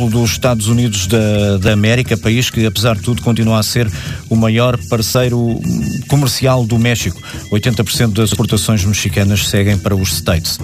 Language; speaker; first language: Portuguese; native; Portuguese